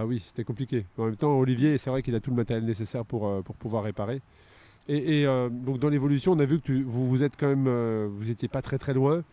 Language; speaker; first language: French; native; French